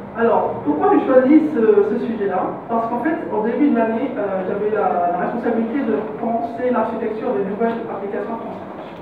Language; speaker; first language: French; non-native, local second language; Arabic